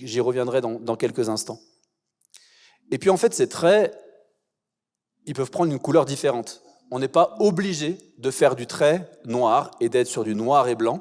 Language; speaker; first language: French; native; French